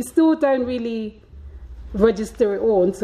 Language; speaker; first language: English; early bilingual, other home language; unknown